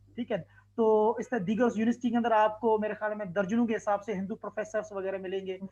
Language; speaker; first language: Urdu; non-native, local second language; Sindhi